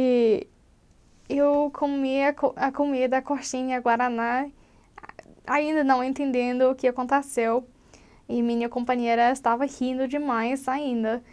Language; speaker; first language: Portuguese; non-native, learner; English